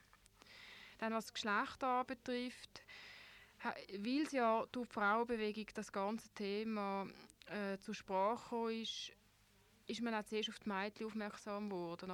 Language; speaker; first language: German; native; German